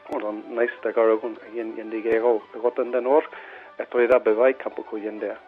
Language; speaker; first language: Basque; non-native, fluent; English